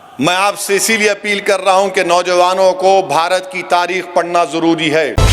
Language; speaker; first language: Urdu; native; Urdu